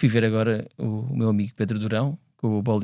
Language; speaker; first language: Portuguese; native; Portuguese